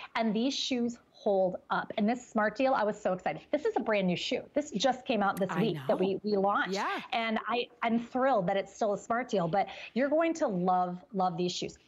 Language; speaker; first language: English; native; English